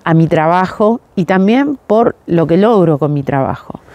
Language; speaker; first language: Spanish; native; Spanish